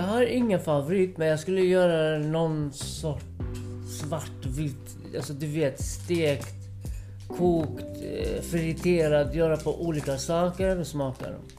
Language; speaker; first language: Swedish; non-native, fluent; Kurdish